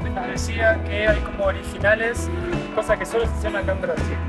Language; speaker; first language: Spanish; native; Spanish